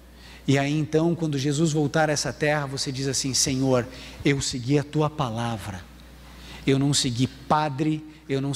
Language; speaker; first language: Portuguese; native; Portuguese